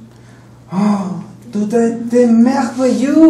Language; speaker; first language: French; non-native, learner; Spanish